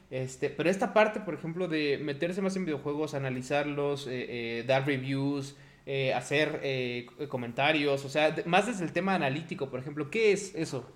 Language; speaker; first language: Spanish; native; Spanish